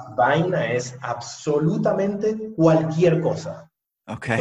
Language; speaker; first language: Spanish; native; Spanish